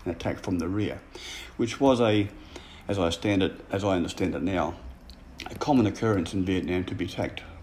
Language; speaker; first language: English; native; English